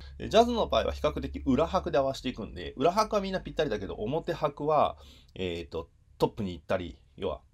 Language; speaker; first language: Japanese; native; Japanese